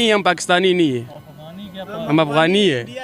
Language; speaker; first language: Hindi; non-native, learner; Pashto